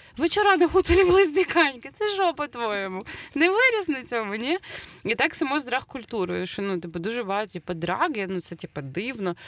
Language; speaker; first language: Ukrainian; native; Ukrainian